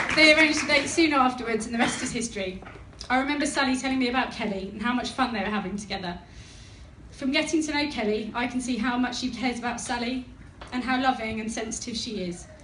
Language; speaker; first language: English; native; English